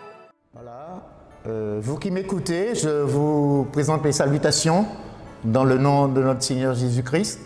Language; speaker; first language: French; native; French